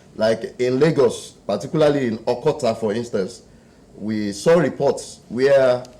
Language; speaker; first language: English; non-native, local second language; Yoruba